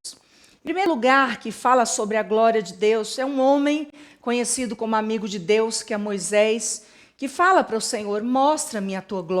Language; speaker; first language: Portuguese; native; Portuguese